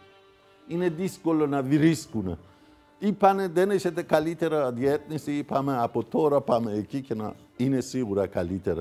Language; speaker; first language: Greek; non-native, fluent; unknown